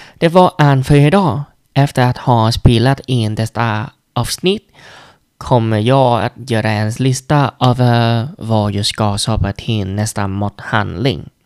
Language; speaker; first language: Swedish; non-native, learner; Vietnamese